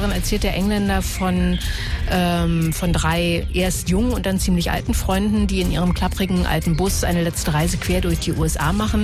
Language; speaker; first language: German; native; German